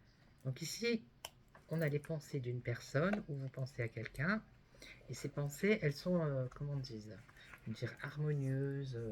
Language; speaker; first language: French; native; French